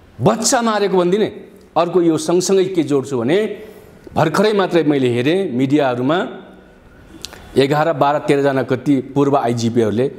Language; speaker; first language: Nepali; non-native, local second language; Dangaura Tharu